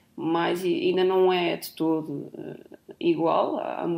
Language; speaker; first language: Portuguese; native; Portuguese